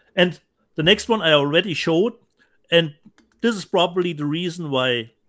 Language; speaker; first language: English; non-native, fluent; German